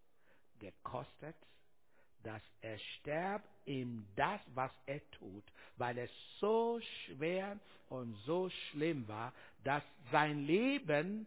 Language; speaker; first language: German; non-native, learner; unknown